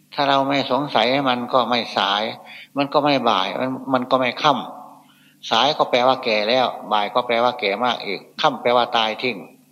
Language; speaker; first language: Thai; non-native, local second language; Northeastern Thai